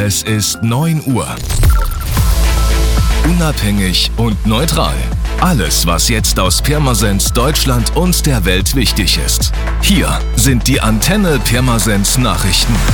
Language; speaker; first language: German; native; German